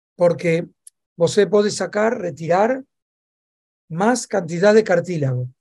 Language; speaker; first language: Spanish; native; Spanish